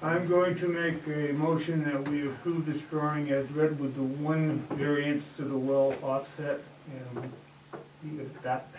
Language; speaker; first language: English; native; English